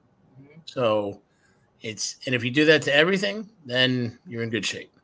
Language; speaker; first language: English; native; English